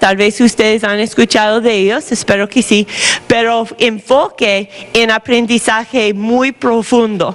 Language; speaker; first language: Spanish; non-native, fluent; English